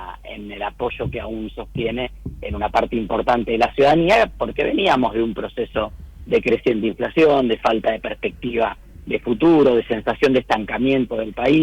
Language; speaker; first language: Spanish; native; Spanish